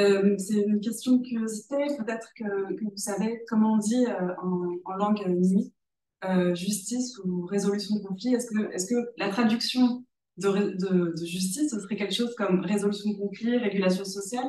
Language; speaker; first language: French; native; French